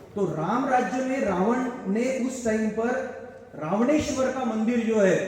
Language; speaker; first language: Hindi; non-native, local second language; Marathi